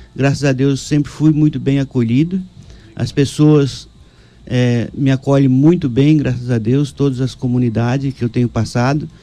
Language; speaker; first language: Portuguese; native; Portuguese